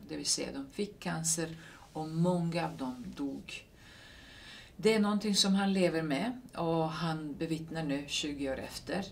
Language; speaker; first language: Swedish; non-native, fluent; Serbian